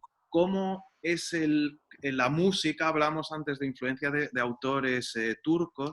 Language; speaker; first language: Spanish; native; Spanish